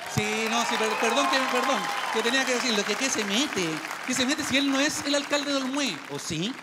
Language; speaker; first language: Spanish; native; Spanish